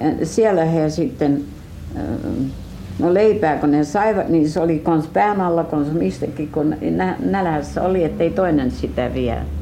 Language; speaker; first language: Finnish; early bilingual, heritage; Finnish